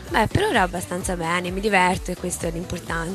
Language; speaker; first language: Italian; native; Italian